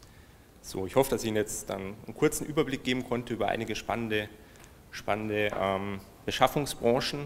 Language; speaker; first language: German; native; German